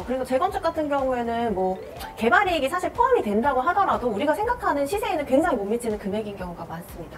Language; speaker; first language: Korean; native; Korean